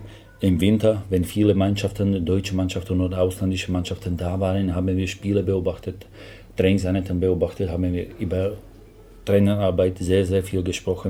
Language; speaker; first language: German; non-native, fluent; Slovak